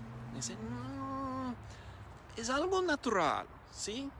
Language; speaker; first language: Spanish; non-native, learner; English